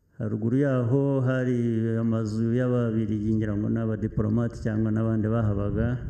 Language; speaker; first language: Kinyarwanda; early bilingual, heritage; Kinyarwanda